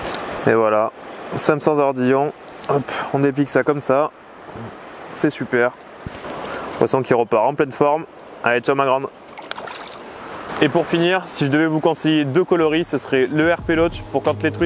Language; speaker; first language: French; native; French